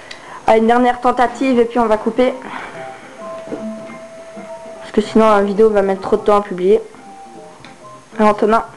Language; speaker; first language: French; native; French